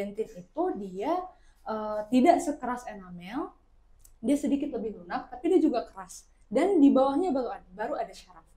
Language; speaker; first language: Indonesian; native; Indonesian